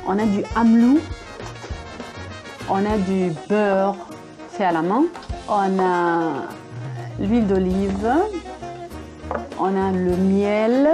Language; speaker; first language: French; non-native, fluent; German